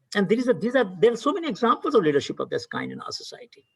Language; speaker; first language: English; non-native, local second language; Hindi